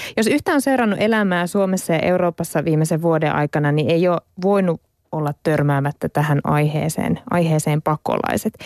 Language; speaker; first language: Finnish; native; Finnish